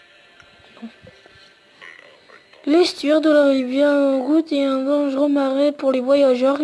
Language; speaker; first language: French; native; French